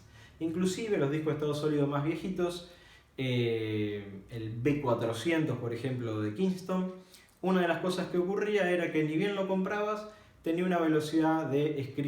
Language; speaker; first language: Spanish; native; Spanish